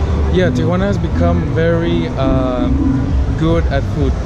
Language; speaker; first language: English; non-native, local second language; Spanish